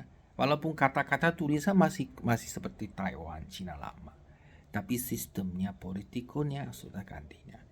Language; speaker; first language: Indonesian; non-native, fluent; Chinese